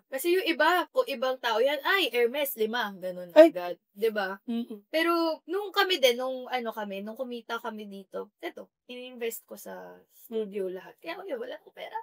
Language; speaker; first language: Filipino; native; Filipino